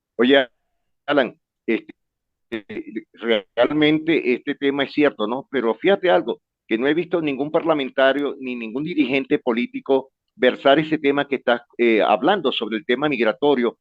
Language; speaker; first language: Spanish; native; Spanish